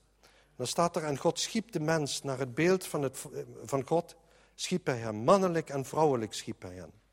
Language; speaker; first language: Dutch; native; Dutch